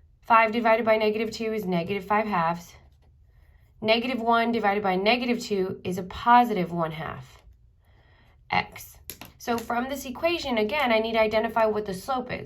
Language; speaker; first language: English; native; English